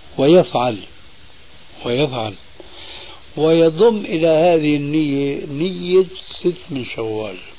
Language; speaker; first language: Arabic; early bilingual, other home language; Albanian